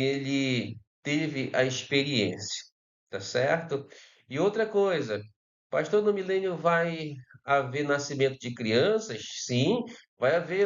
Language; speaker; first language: Portuguese; native; Portuguese